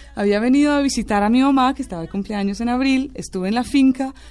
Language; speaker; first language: Spanish; native; Spanish